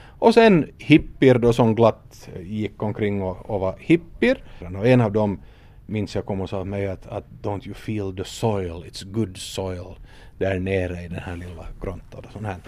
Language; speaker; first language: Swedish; native; Swedish